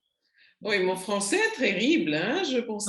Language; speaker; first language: French; non-native, learner; Spanish